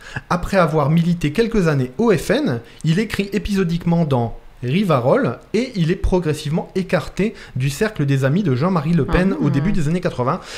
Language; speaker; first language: French; native; French